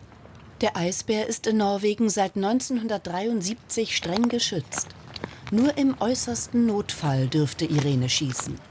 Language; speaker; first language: German; native; German